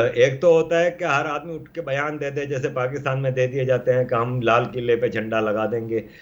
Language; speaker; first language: Urdu; native; Urdu